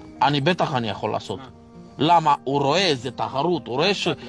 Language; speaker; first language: Hebrew; non-native, fluent; Romanian